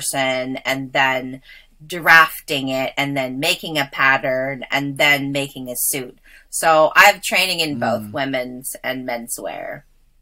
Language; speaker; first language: English; early bilingual, other home language; Filipino